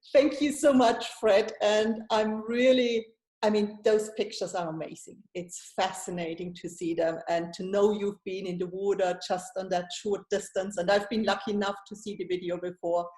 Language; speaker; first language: English; non-native, fluent; German